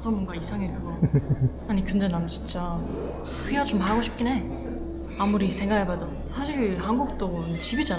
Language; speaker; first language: Korean; non-native, fluent; German